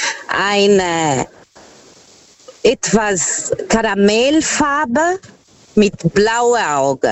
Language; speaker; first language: German; non-native, learner; Portuguese